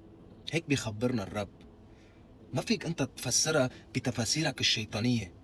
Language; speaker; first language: Arabic; native; Arabic